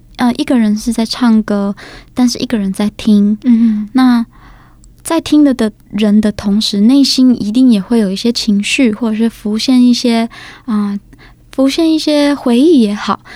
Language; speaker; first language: Chinese; native; Chinese